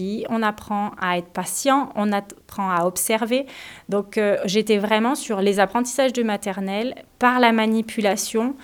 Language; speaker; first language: French; native; French